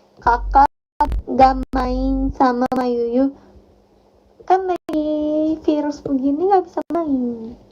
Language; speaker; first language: Indonesian; non-native, fluent; Japanese